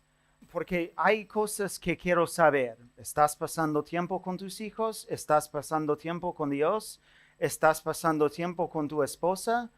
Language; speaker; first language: Spanish; non-native, fluent; English